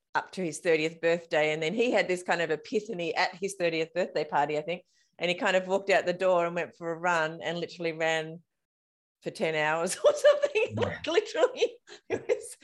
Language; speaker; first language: English; native; English